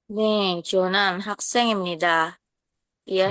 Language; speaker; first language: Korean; non-native, learner; Indonesian